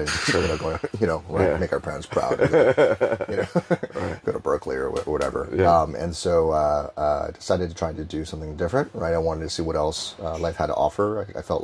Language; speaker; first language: English; native; English